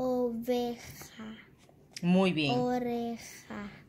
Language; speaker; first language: Spanish; early bilingual, heritage; German